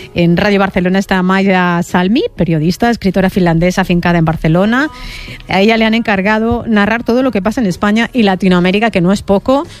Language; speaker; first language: Spanish; native; Spanish